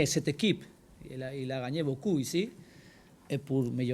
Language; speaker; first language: French; non-native, learner; Spanish